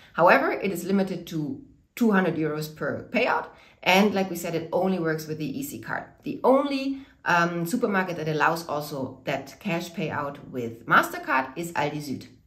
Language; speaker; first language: English; non-native, fluent; German